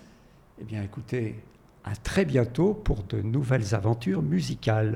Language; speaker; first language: French; native; French